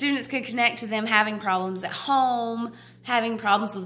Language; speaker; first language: English; native; English